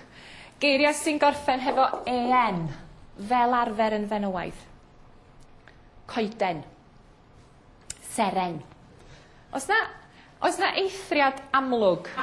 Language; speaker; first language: Welsh; native; Welsh